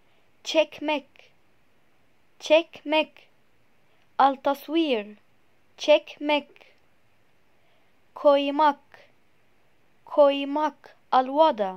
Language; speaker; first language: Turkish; non-native, fluent; Arabic